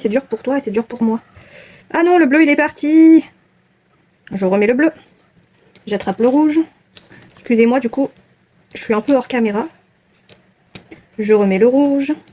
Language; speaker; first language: French; native; French